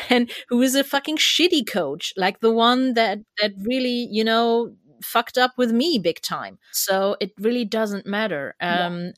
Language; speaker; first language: English; non-native, fluent; German